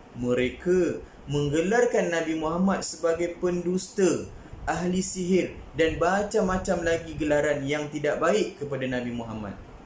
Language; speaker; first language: Malay; native; Malay